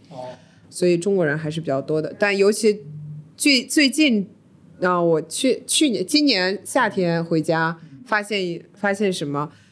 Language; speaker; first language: Chinese; early bilingual, heritage; Chinese